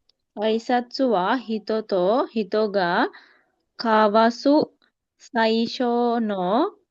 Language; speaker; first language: Japanese; non-native, learner; Sinhala